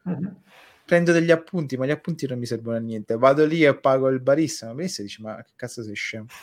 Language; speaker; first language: Italian; native; Italian